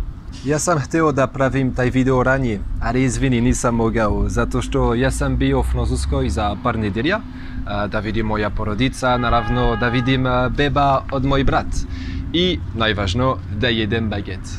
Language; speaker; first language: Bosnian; non-native, learner; French